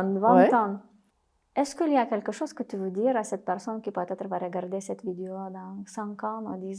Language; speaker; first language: French; non-native, fluent; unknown